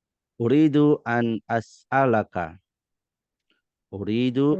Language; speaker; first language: Arabic; non-native, fluent; Indonesian